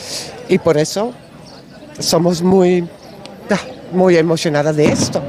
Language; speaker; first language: Spanish; non-native, learner; Dutch